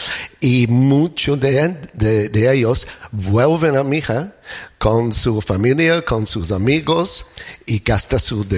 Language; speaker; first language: Spanish; non-native, learner; English